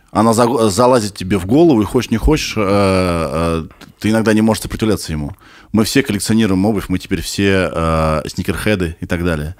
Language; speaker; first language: Russian; native; Russian